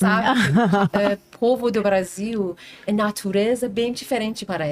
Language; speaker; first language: Portuguese; non-native, learner; Persian